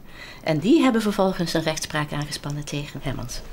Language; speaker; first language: Dutch; native; Dutch